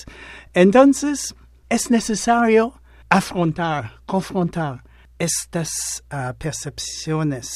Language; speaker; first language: Spanish; non-native, fluent; English